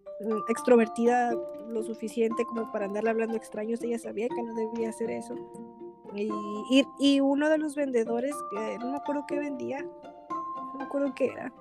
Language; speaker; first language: Spanish; native; Spanish